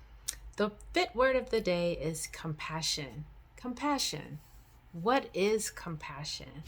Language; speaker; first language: English; native; English